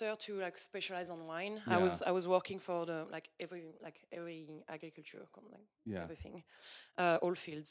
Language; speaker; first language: English; non-native, fluent; French